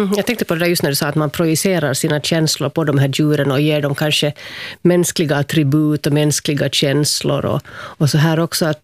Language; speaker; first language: Swedish; native; Swedish